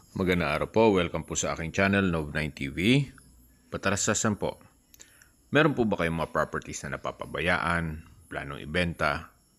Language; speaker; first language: Filipino; native; Filipino